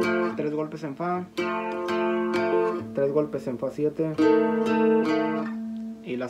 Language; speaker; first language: Spanish; native; Spanish